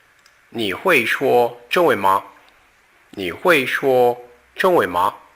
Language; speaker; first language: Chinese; non-native, learner; Portuguese